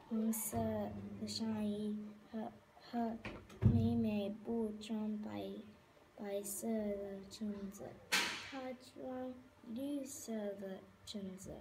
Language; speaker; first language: Chinese; non-native, learner; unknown